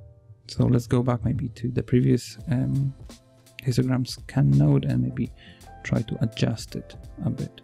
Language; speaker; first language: English; non-native, fluent; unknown